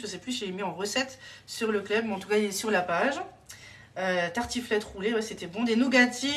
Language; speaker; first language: French; native; French